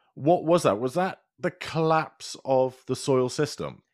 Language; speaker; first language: English; native; English